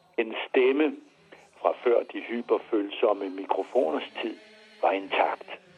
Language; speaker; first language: Danish; early bilingual, other home language; French